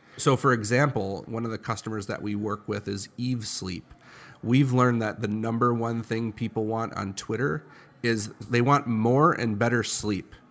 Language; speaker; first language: English; native; English